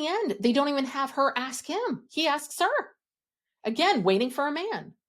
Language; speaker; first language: English; native; English